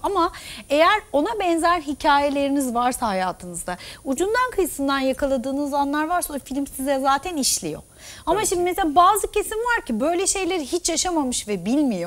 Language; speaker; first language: Turkish; native; Turkish